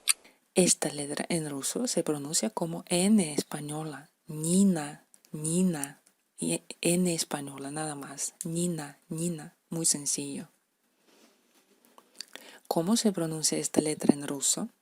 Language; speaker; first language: Spanish; non-native, fluent; Russian